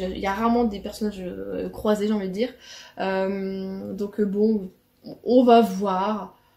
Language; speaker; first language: French; native; French